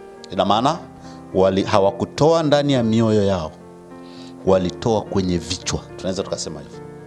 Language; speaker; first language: Swahili; native; Swahili